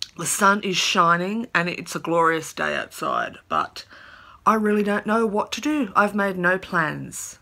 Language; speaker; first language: English; native; English